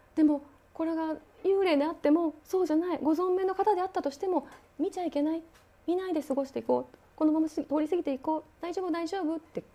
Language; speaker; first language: Japanese; native; Japanese